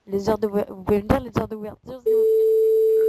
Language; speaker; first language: French; native; French